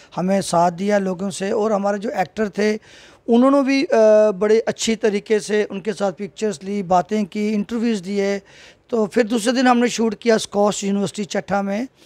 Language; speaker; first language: Hindi; native; Hindi